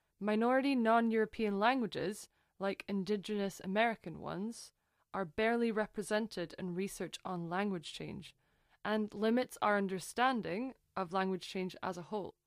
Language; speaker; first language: English; native; English